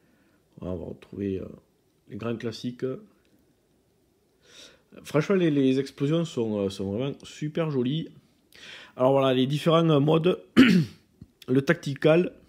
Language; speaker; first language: French; native; French